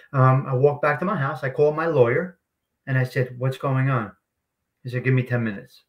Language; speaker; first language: English; native; English